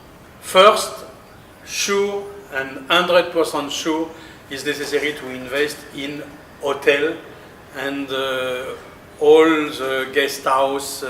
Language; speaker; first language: English; non-native, learner; French